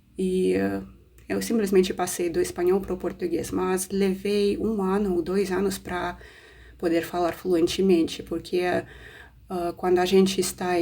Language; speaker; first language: Portuguese; non-native, fluent; Russian